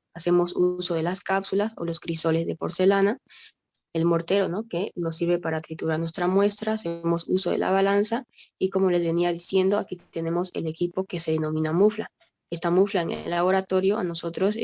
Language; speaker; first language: Spanish; native; Spanish